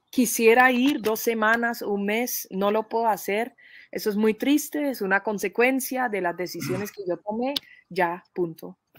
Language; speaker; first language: Spanish; non-native, fluent; Dutch